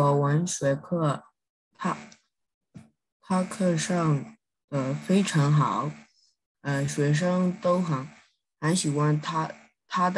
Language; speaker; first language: Chinese; non-native, learner; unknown